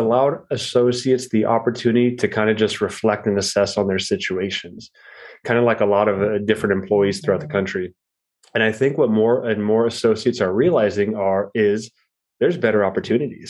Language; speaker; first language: English; native; English